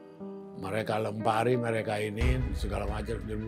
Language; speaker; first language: Indonesian; native; Indonesian